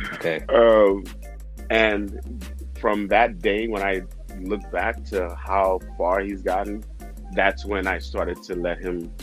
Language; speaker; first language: English; non-native, fluent; Haitian Creole